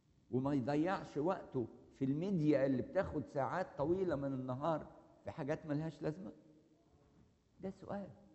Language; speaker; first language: Arabic; native; Arabic